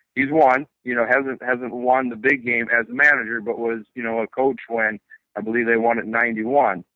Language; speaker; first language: English; native; English